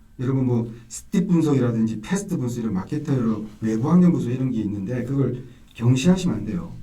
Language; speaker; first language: Korean; native; Korean